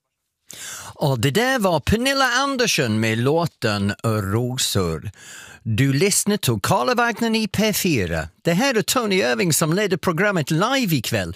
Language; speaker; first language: Swedish; non-native, fluent; English